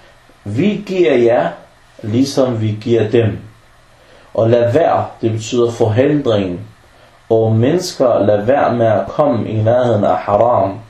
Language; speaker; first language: Danish; non-native, fluent; Arabic